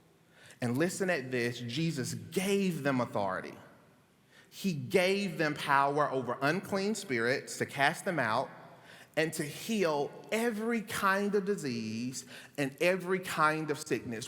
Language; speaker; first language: English; native; English